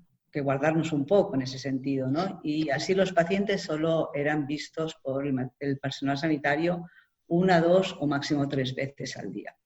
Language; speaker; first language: Spanish; native; Spanish